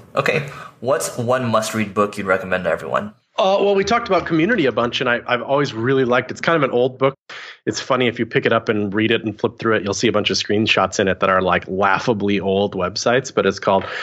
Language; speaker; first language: English; native; English